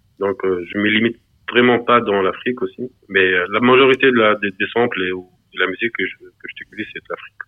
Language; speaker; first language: French; non-native, local second language; Arabic